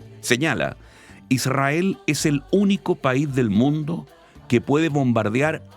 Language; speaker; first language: Spanish; native; Spanish